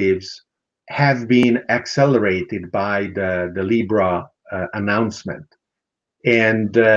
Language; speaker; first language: English; non-native, fluent; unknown